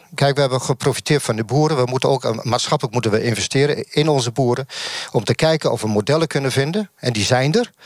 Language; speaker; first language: Dutch; native; Dutch